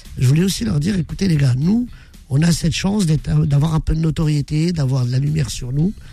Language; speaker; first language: French; early bilingual, other home language; Arabic